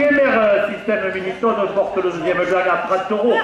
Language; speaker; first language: French; native; French